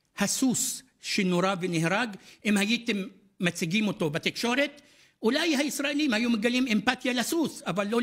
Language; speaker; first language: Hebrew; non-native, local second language; Arabic